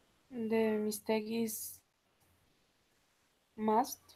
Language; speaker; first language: English; non-native, learner; Spanish